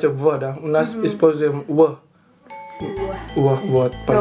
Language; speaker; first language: Russian; non-native, learner; Indonesian